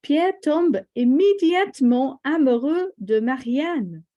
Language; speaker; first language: French; non-native, fluent; English